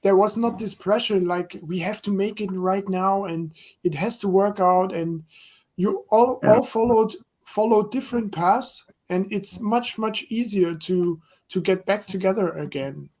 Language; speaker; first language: English; non-native, fluent; German